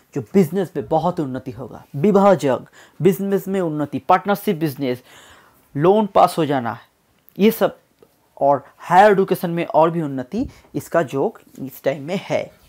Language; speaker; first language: Hindi; non-native, local second language; Bangla